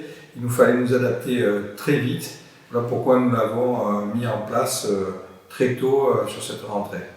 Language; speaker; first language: French; native; French